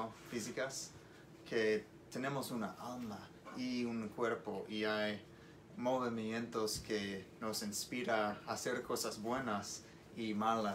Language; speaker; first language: Spanish; non-native, learner; English